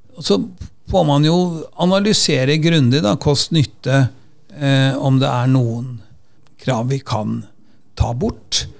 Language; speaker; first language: Norwegian; native; Norwegian